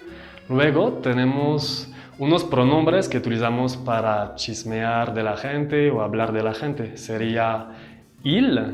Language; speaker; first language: Spanish; non-native, fluent; French